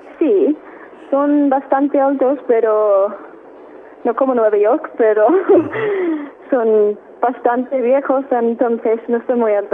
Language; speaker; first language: Spanish; non-native, learner; English